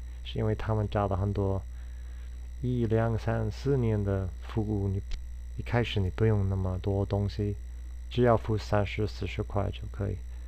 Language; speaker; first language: Chinese; non-native, fluent; English